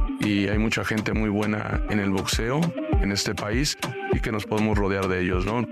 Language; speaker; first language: Spanish; native; Spanish